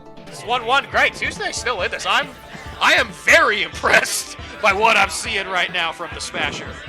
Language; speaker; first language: English; native; English